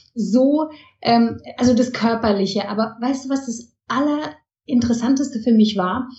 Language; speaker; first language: German; early bilingual, heritage; German